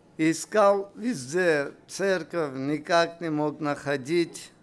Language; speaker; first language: Russian; non-native, local second language; Armenian